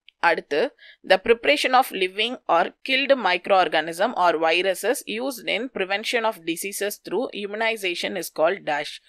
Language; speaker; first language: English; non-native, local second language; Tamil